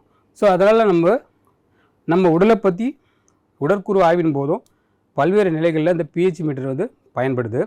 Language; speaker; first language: Tamil; native; Tamil